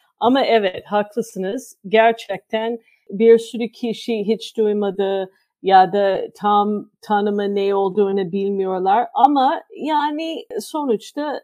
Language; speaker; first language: Turkish; non-native, fluent; English